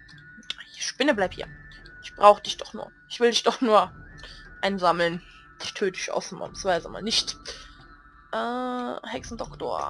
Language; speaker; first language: German; native; German